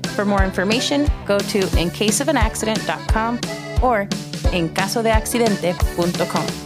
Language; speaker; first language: English; native; English